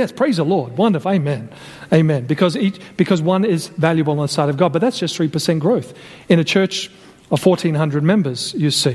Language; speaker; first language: English; native; English